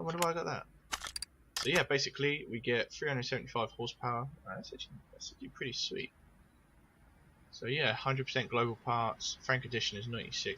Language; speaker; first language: English; native; English